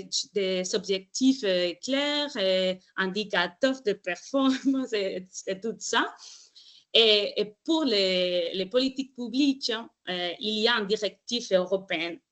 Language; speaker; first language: French; non-native, fluent; Spanish